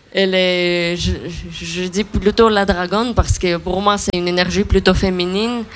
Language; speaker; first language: French; non-native, fluent; Armenian